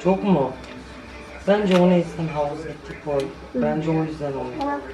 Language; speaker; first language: Turkish; non-native, learner; Filipino